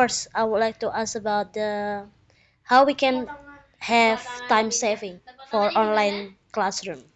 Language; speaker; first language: English; non-native, learner; Indonesian